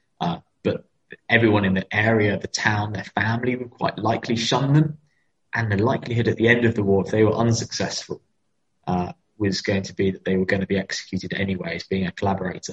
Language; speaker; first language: English; native; English